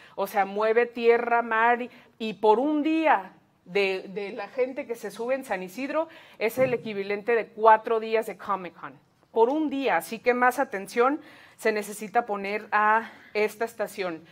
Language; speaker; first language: Spanish; early bilingual, heritage; Spanish